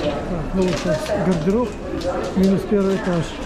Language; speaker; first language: Russian; native; Russian